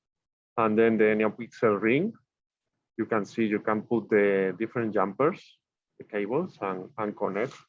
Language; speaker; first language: English; non-native, learner; Spanish